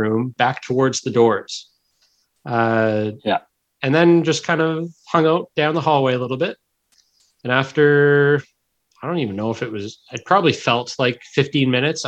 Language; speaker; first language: English; native; English